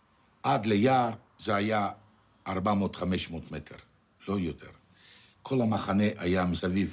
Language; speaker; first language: Hebrew; non-native, fluent; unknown